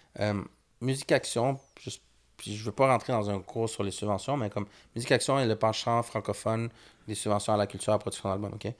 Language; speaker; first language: French; early bilingual, other home language; Spanish